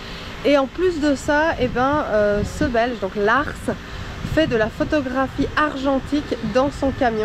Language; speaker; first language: French; native; French